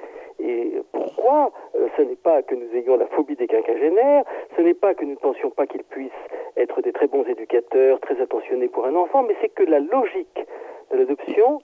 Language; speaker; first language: French; native; French